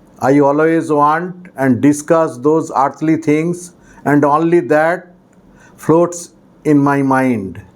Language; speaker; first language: English; non-native, local second language; Bangla